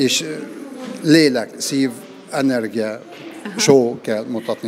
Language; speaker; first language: Hungarian; non-native, learner; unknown